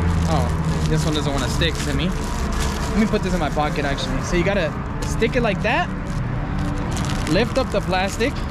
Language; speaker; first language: English; early bilingual, other home language; Spanish